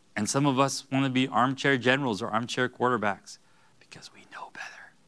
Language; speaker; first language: English; native; English